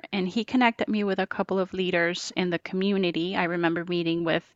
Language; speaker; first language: English; non-native, fluent; Spanish